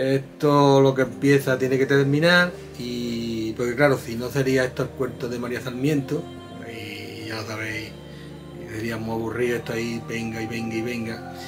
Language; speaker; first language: Spanish; native; Spanish